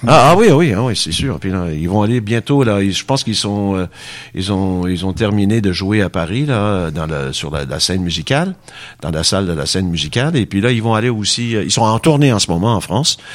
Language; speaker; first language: French; native; French